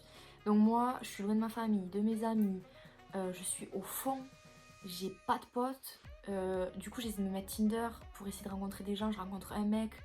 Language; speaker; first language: French; native; French